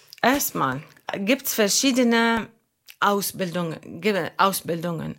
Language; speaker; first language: German; non-native, learner; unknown